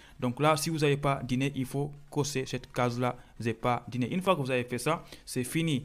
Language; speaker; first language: French; non-native, local second language; Fula